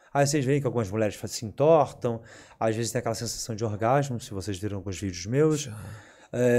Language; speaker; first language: Portuguese; native; Portuguese